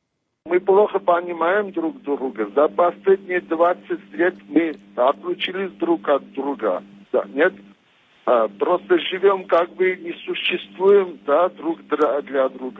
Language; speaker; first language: Russian; non-native, fluent; Armenian